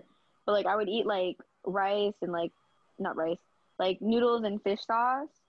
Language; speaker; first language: English; early bilingual, other home language; Vietnamese